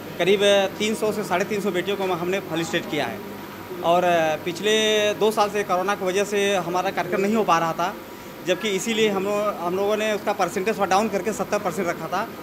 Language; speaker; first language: Hindi; native; Hindi